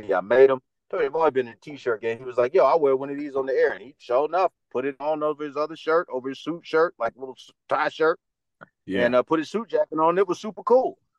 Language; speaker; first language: English; early bilingual, other home language; Spanish